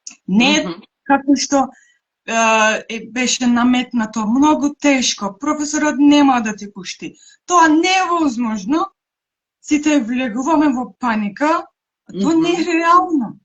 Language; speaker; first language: Macedonian; non-native, local second language; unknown